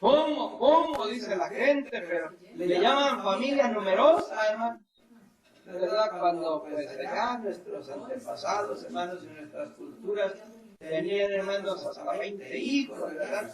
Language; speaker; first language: Spanish; native; Spanish